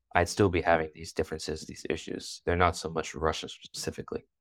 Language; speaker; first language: English; native; English